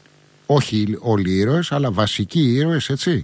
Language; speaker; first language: Greek; native; Greek